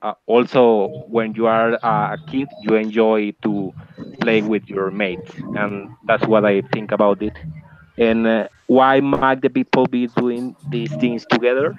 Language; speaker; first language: English; non-native, learner; Spanish